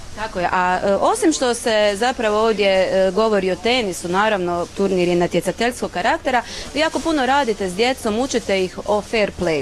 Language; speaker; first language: Croatian; native; Croatian